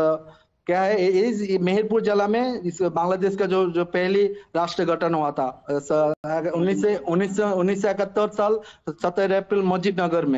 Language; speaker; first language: Hindi; non-native, learner; Bangla